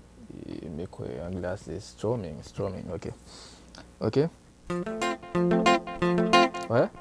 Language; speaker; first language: French; non-native, learner; Haitian Creole